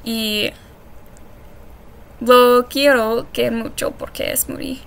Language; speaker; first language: Spanish; non-native, learner; English